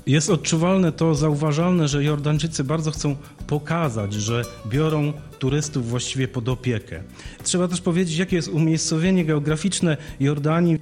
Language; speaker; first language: Polish; native; Polish